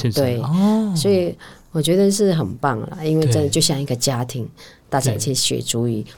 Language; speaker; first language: Chinese; native; Chinese